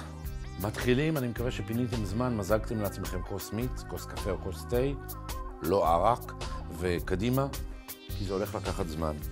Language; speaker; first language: Hebrew; native; Hebrew